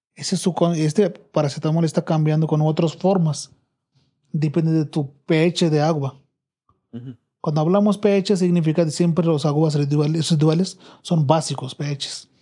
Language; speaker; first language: Spanish; non-native, learner; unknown